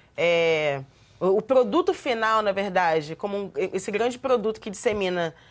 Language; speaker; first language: Portuguese; native; Portuguese